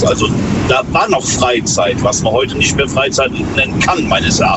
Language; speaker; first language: German; native; German